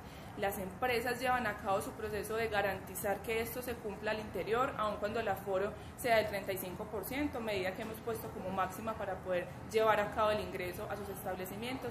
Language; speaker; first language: Spanish; native; Spanish